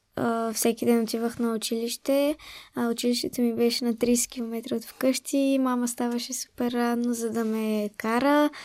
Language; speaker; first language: Bulgarian; early bilingual, other home language; Arabic